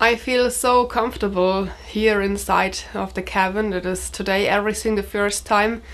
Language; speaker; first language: English; non-native, learner; German